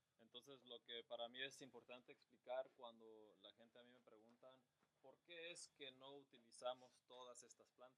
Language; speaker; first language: Spanish; non-native, learner; English